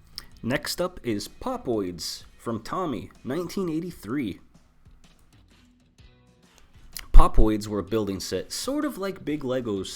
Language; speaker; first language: English; native; English